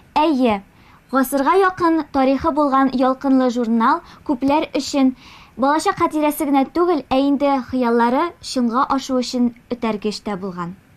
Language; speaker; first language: Tatar; native; Tatar